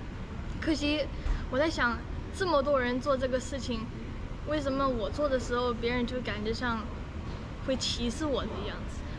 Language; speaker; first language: Chinese; early bilingual, other home language; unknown